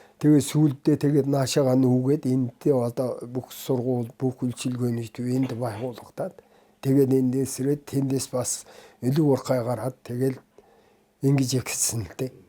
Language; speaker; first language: Mongolian; non-native, local second language; Kazakh